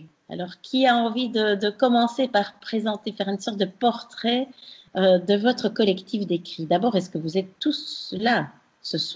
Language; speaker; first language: French; native; French